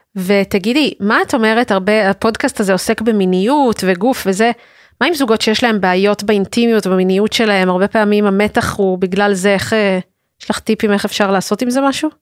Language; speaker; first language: Hebrew; native; Hebrew